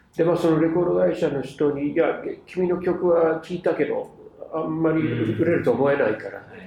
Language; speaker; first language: Japanese; non-native, fluent; English